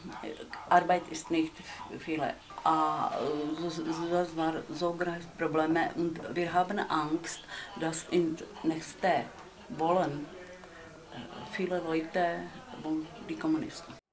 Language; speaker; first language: German; non-native, learner; Czech